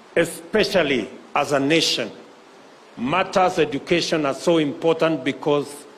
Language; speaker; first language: English; non-native, local second language; Kalenjin